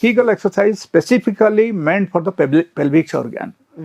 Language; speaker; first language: English; non-native, local second language; Telugu